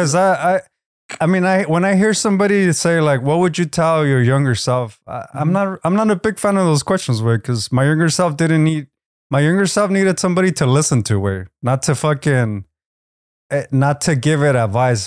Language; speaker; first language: English; early bilingual, other home language; Spanish